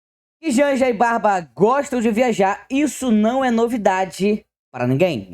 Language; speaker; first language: Portuguese; native; Portuguese